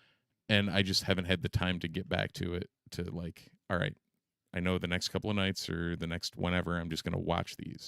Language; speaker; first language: English; native; English